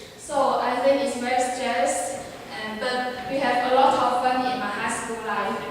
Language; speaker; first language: English; non-native, learner; Chinese